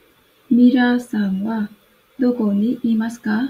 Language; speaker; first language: Japanese; non-native, fluent; Vietnamese